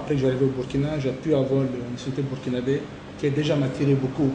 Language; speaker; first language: French; non-native, local second language; Arabic